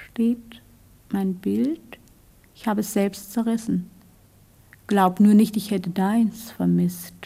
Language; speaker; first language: German; early bilingual, other home language; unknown